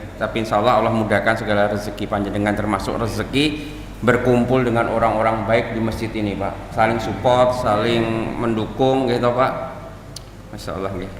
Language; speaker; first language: Indonesian; native; Indonesian